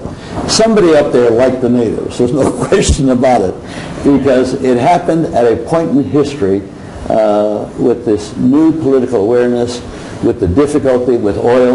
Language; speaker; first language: English; native; English